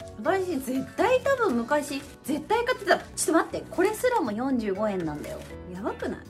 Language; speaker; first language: Japanese; native; Japanese